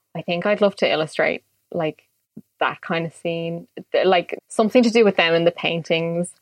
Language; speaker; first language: English; native; English